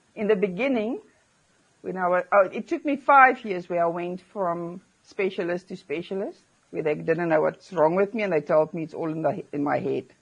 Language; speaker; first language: English; non-native, local second language; Afrikaans